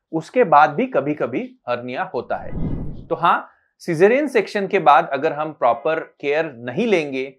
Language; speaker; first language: Hindi; non-native, local second language; Marathi